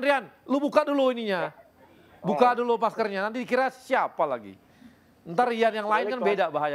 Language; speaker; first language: Indonesian; native; Indonesian